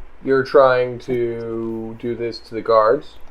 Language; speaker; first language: English; native; English